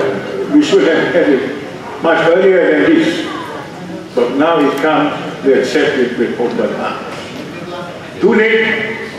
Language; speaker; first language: English; non-native, local second language; Malay